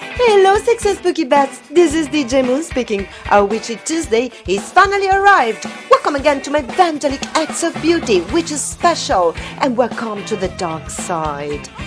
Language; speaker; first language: English; non-native, fluent; Italian